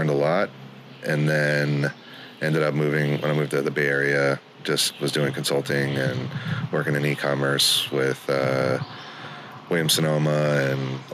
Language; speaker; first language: English; native; English